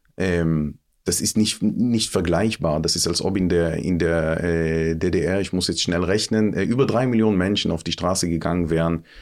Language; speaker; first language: German; non-native, fluent; Hebrew